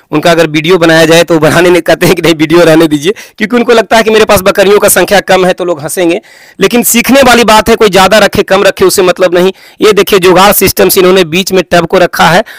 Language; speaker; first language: Hindi; native; Hindi